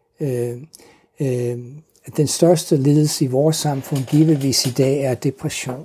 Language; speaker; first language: Danish; non-native, fluent; English